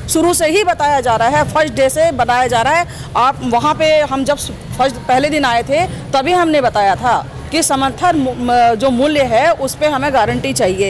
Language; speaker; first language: Hindi; native; Hindi